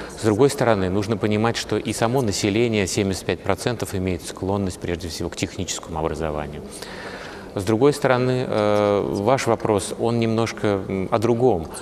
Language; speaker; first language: Russian; native; Russian